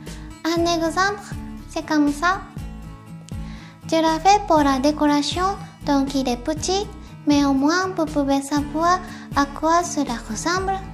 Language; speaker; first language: French; non-native, fluent; Japanese